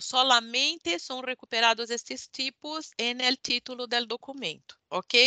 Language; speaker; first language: Spanish; non-native, learner; Portuguese